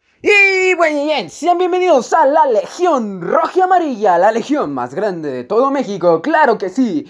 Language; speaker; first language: Spanish; native; Spanish